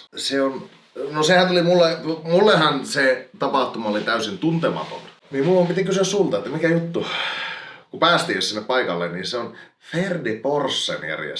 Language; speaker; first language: Finnish; native; Finnish